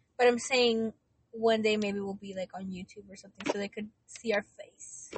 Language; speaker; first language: English; early bilingual, other home language; Spanish